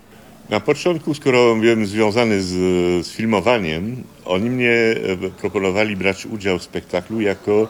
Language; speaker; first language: Polish; early bilingual, heritage; Polish